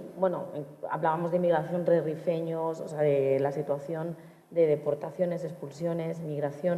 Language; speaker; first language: Spanish; native; Spanish